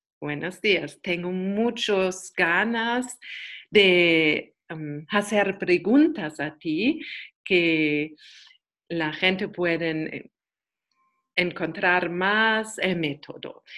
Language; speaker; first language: Spanish; non-native, learner; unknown